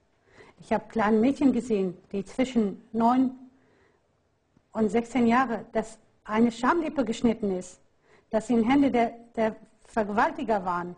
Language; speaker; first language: German; non-native, fluent; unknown